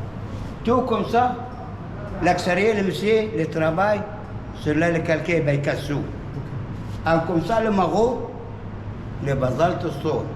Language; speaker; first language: French; non-native, learner; Arabic